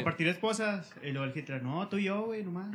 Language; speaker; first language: Spanish; native; Spanish